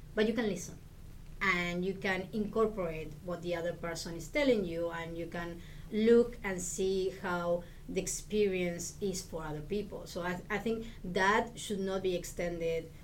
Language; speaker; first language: English; non-native, fluent; Spanish